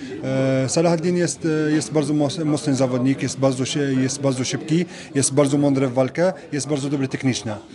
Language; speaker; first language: Polish; non-native, fluent; French